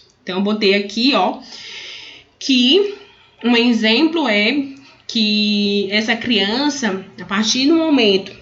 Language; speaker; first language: Portuguese; native; Portuguese